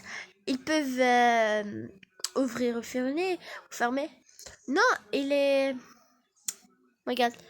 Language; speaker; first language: French; non-native, learner; Arabic